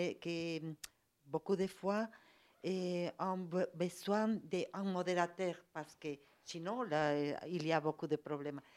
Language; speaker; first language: French; non-native, learner; Spanish